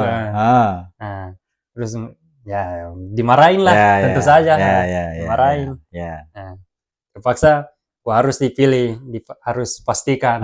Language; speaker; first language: Indonesian; early bilingual, heritage; Japanese